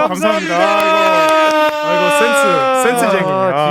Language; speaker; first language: Korean; early bilingual, heritage; English